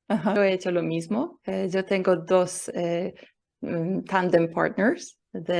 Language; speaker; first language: Spanish; non-native, learner; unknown